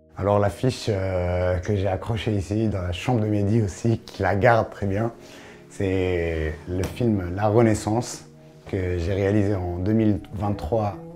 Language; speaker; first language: French; non-native, local second language; Arabic